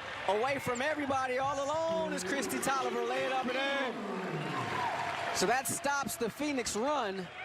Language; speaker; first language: English; native; English